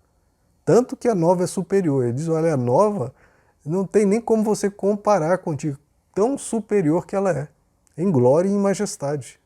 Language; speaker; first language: Portuguese; native; Portuguese